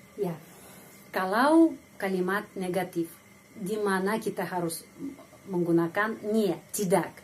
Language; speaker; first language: Indonesian; non-native, fluent; Russian